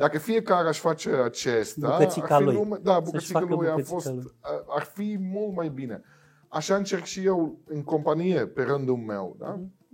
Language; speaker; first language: Romanian; non-native, learner; Dutch